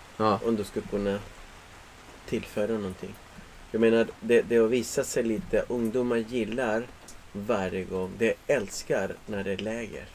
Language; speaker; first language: Swedish; non-native, fluent; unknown